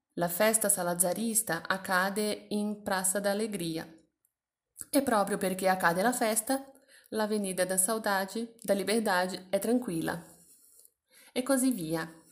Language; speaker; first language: Italian; non-native, fluent; Portuguese